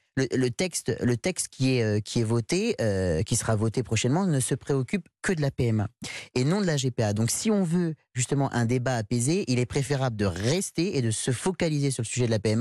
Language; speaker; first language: French; native; French